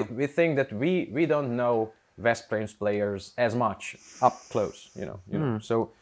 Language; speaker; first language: English; non-native, fluent; Hungarian